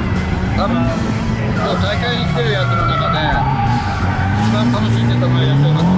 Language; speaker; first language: Japanese; native; Japanese